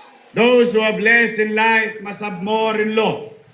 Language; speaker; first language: English; non-native, local second language; Filipino